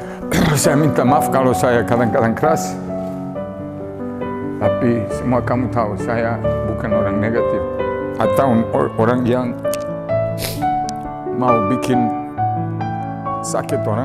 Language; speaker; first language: Indonesian; non-native, fluent; Serbian